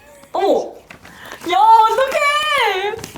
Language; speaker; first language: Korean; native; Korean